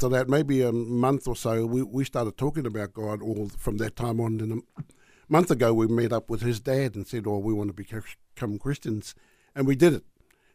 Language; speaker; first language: English; native; English